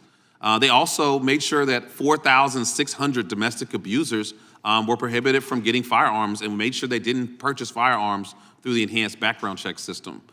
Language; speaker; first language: English; native; English